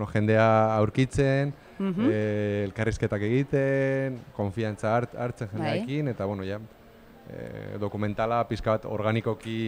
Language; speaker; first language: Basque; non-native, local second language; Spanish